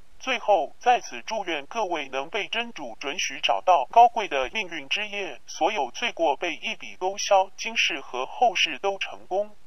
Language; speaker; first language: Chinese; non-native, local second language; Cantonese